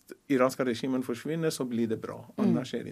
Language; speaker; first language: Swedish; non-native, fluent; Persian